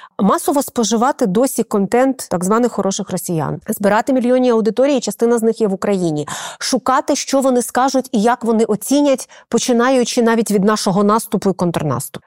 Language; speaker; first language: Ukrainian; native; Ukrainian